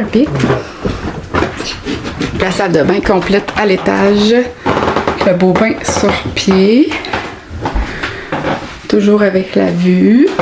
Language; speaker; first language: French; native; French